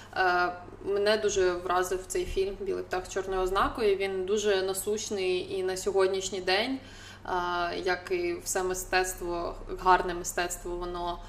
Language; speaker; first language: Ukrainian; non-native, local second language; Russian